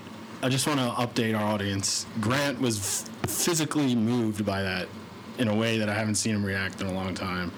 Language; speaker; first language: English; native; English